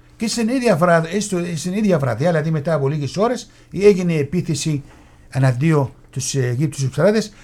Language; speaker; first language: Greek; non-native, fluent; Arabic